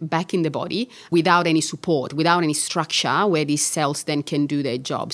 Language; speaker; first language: English; non-native, fluent; Italian